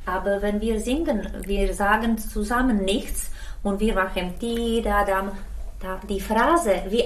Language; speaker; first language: German; non-native, learner; Czech